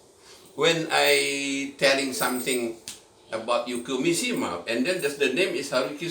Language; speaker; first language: English; non-native, learner; Indonesian